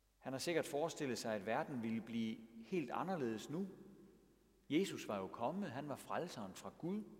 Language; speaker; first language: Danish; native; Danish